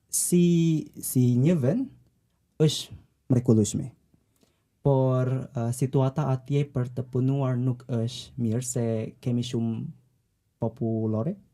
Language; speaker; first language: Albanian; non-native, learner; Indonesian